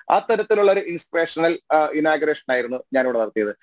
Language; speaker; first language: Malayalam; native; Malayalam